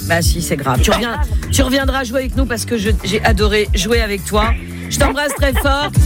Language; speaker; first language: French; native; French